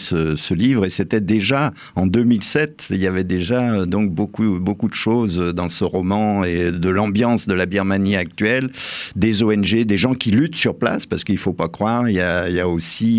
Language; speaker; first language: French; native; French